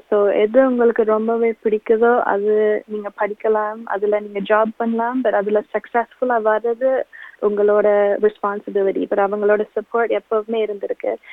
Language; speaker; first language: Tamil; early bilingual, heritage; Tamil